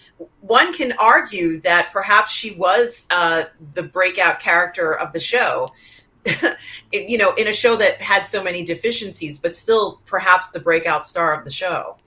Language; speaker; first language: English; native; English